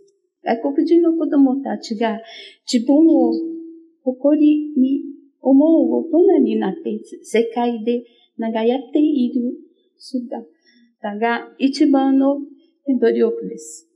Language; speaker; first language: Japanese; non-native, fluent; Portuguese